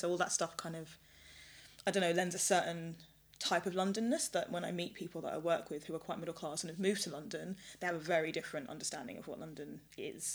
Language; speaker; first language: English; early bilingual, other home language; Yoruba